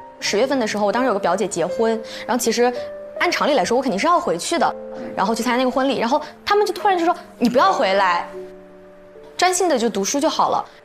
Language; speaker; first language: Chinese; native; Chinese